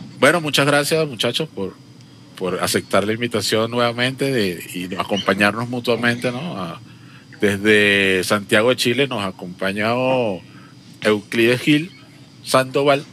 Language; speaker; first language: Spanish; native; Spanish